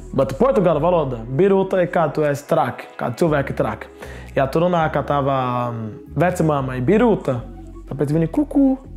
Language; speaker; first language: Latvian; non-native, learner; Portuguese